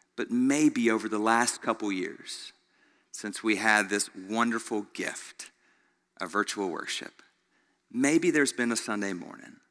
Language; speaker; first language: English; native; English